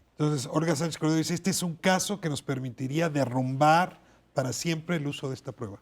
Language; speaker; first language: Spanish; native; Spanish